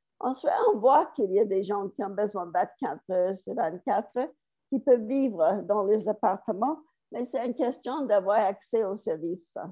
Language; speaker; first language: French; non-native, fluent; English